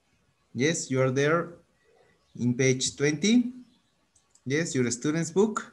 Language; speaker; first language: English; non-native, fluent; Spanish